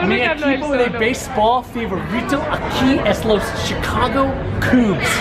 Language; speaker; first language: Spanish; non-native, learner; English